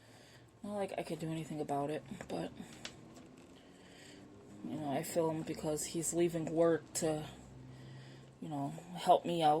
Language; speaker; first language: English; native; English